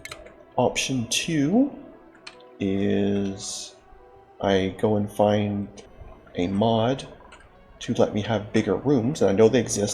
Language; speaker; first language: English; native; English